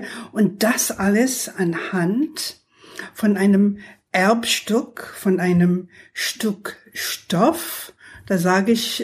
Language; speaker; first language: German; non-native, fluent; English